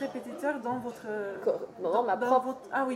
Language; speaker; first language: French; non-native, learner; Dutch